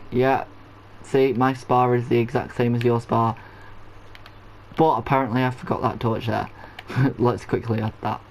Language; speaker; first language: English; native; English